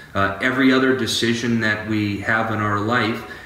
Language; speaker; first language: English; native; English